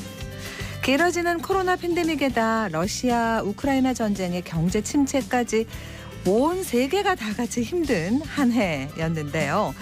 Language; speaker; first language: Korean; native; Korean